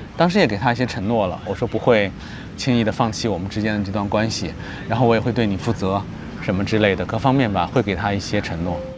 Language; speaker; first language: Chinese; native; Chinese